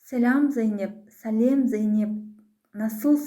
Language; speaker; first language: Turkish; non-native, fluent; Kazakh